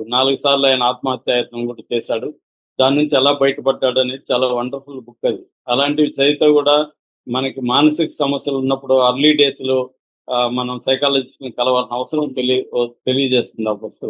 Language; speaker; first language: Telugu; native; Telugu